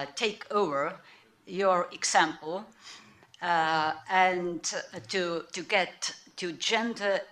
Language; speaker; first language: English; non-native, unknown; Estonian